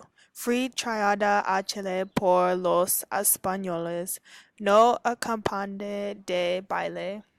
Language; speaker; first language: Spanish; non-native, learner; English